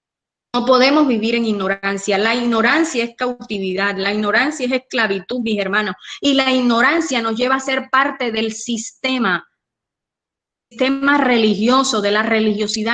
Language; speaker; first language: Spanish; native; Spanish